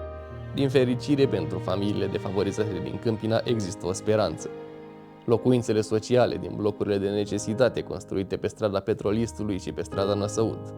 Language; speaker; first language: Romanian; native; Romanian